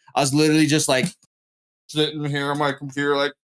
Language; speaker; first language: English; native; English